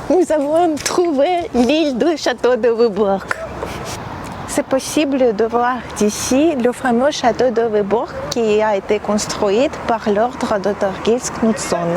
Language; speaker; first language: French; non-native, fluent; Russian